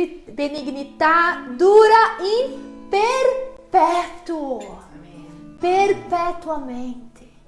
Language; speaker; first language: Italian; non-native, fluent; Portuguese